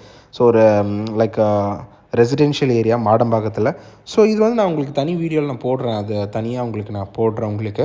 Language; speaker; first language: Tamil; native; Tamil